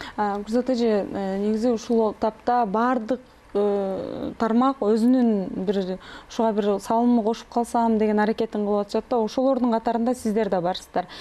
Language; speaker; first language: Kyrgyz; native; Kyrgyz